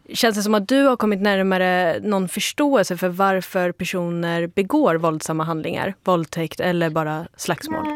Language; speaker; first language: Swedish; native; Swedish